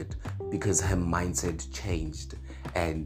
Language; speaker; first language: English; non-native, local second language; Northern Sotho